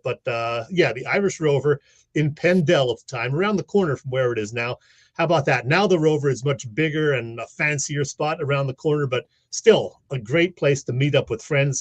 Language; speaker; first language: English; native; English